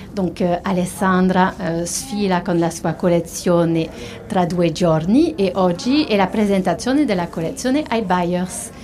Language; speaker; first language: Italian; non-native, fluent; French